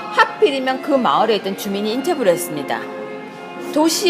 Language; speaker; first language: Korean; native; Korean